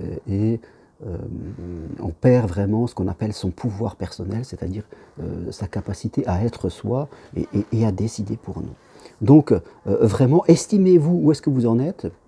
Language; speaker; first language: French; native; French